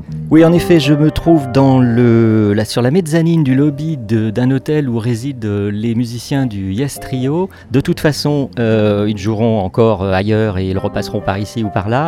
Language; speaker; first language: French; native; French